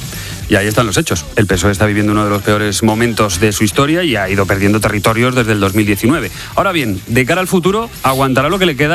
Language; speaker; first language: Spanish; native; Spanish